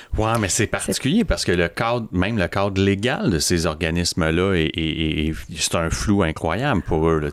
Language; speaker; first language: French; native; French